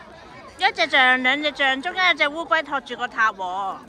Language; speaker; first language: Chinese; native; Chinese